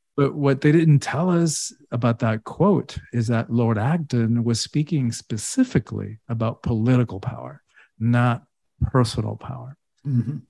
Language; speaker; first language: English; early bilingual, other home language; Spanish